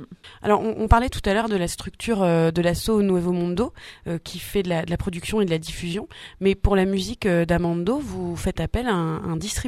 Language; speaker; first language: French; native; French